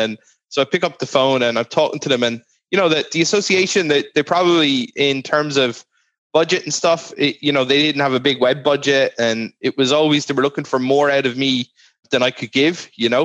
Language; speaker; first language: English; native; English